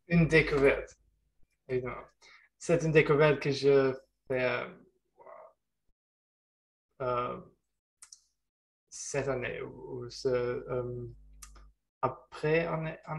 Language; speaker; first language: French; non-native, learner; German